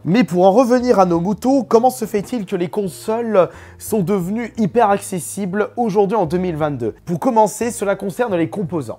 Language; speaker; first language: French; native; French